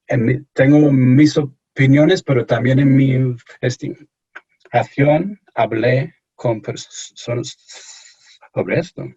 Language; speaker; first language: Spanish; non-native, fluent; English